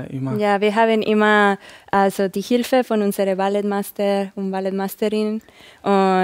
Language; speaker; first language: German; non-native, learner; Spanish